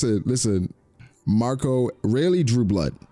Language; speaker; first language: English; native; English